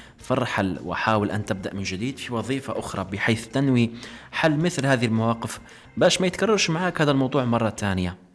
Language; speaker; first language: Arabic; native; Arabic